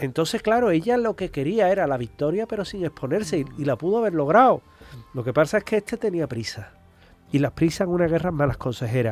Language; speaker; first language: Spanish; native; Spanish